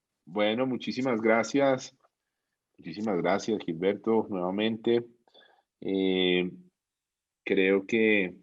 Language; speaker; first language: Spanish; native; Spanish